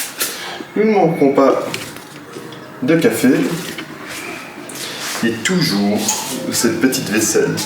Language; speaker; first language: French; native; French